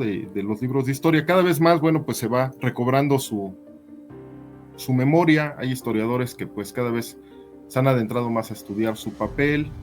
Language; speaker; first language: Spanish; native; Spanish